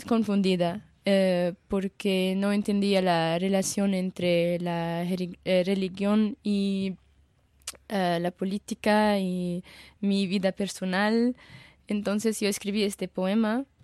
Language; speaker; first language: Spanish; non-native, learner; Arabic